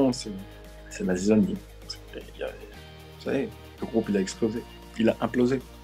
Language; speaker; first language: French; native; French